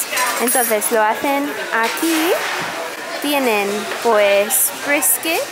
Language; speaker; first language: Spanish; non-native, fluent; English